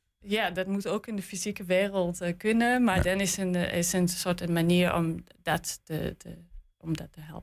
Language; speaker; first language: Dutch; non-native, learner; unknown